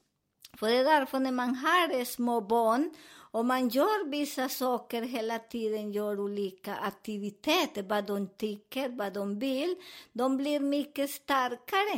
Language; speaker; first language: Swedish; non-native, learner; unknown